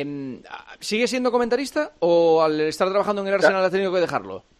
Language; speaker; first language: Spanish; native; Spanish